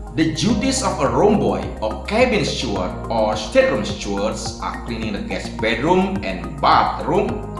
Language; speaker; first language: English; non-native, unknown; Indonesian